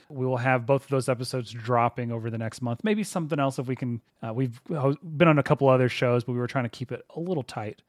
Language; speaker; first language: English; native; English